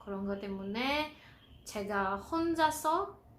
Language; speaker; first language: Korean; non-native, learner; Filipino